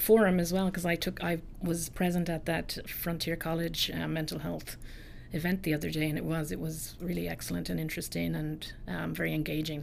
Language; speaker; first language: English; native; English